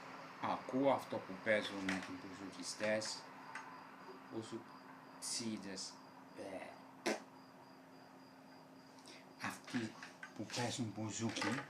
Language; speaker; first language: Greek; non-native, fluent; Italian